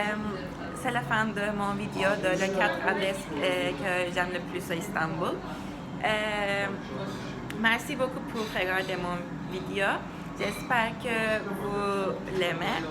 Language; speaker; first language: French; non-native, learner; Turkish